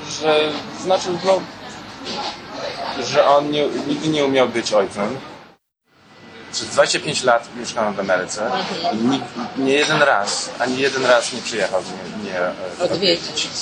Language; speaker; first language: Polish; early bilingual, heritage; Polish